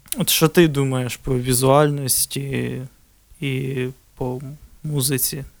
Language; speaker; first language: Ukrainian; non-native, local second language; Russian